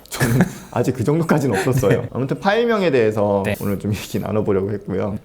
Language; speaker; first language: Korean; native; Korean